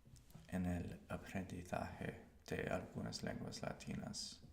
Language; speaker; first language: Spanish; non-native, learner; English